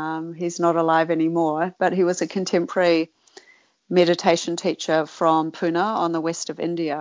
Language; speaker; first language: English; native; English